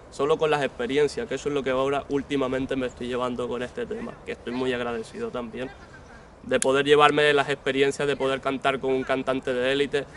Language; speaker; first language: Spanish; native; Spanish